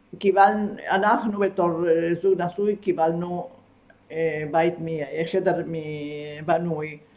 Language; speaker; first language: Hebrew; non-native, fluent; Spanish